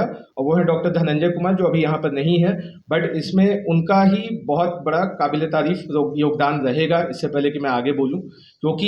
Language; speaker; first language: Hindi; native; Hindi